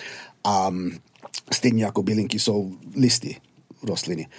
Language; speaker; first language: Czech; non-native, fluent; English